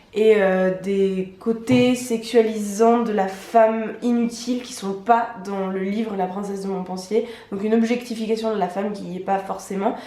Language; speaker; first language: French; native; French